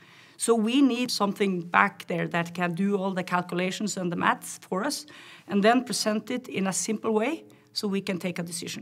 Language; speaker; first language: English; non-native, fluent; Norwegian